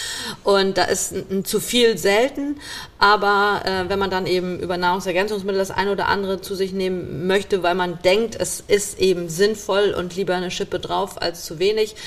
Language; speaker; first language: German; native; German